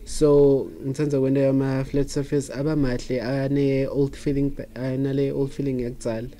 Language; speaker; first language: Zulu; non-native, local second language; Swati